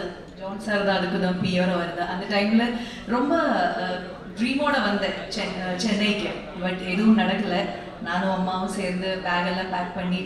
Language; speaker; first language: Tamil; non-native, local second language; Malayalam